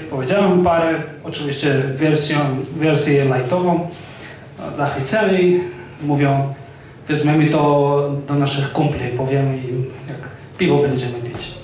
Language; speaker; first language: Polish; non-native, fluent; Georgian